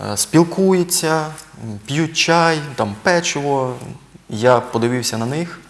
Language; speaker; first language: Ukrainian; native; Ukrainian